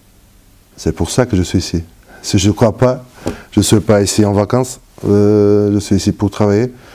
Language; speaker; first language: French; non-native, fluent; Portuguese